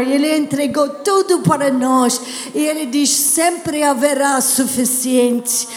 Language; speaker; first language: Portuguese; non-native, learner; English